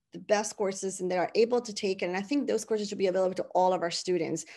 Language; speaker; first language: English; non-native, fluent; Spanish